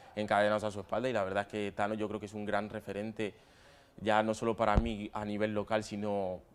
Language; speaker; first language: Spanish; native; Spanish